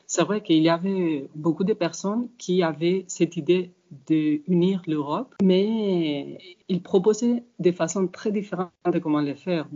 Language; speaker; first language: French; non-native, fluent; Spanish